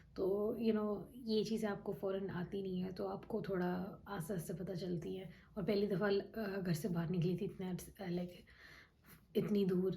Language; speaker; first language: Urdu; native; Urdu